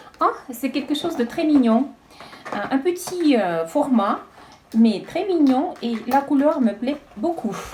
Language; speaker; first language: French; non-native, fluent; Russian